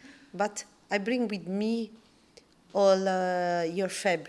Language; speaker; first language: English; non-native, learner; Italian